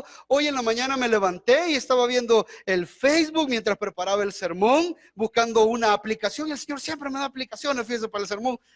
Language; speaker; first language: Spanish; native; Spanish